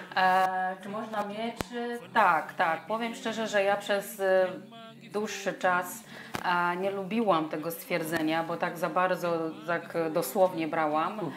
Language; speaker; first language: Polish; non-native, fluent; Portuguese